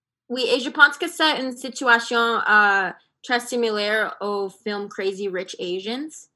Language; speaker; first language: French; non-native, fluent; English